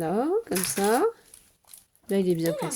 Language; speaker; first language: French; native; French